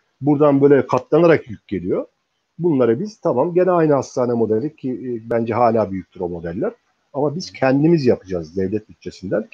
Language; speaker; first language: Turkish; native; Turkish